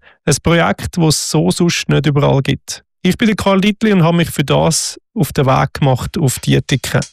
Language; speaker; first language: German; native; German